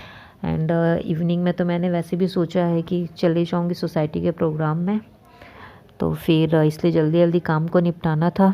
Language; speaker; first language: Hindi; native; Hindi